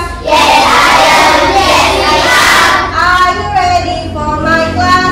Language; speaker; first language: English; non-native, learner; Indonesian